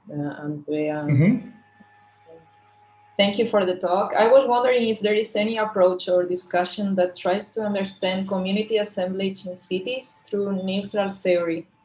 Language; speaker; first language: English; non-native, fluent; Portuguese